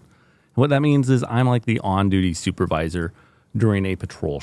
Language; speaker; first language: English; native; English